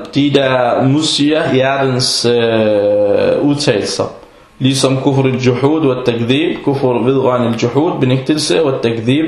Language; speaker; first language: Danish; non-native, fluent; Arabic